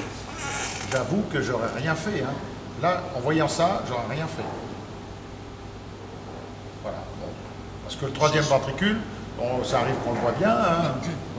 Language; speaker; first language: French; native; French